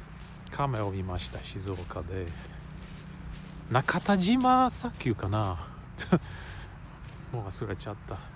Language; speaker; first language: Japanese; non-native, learner; English